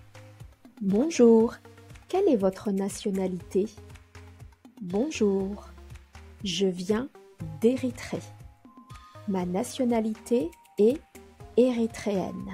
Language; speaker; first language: French; native; French